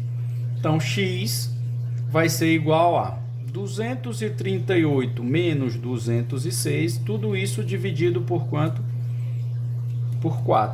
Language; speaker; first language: Portuguese; native; Portuguese